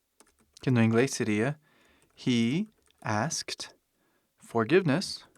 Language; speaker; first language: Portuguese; non-native, fluent; English